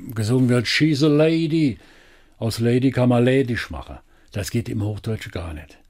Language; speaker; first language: German; native; German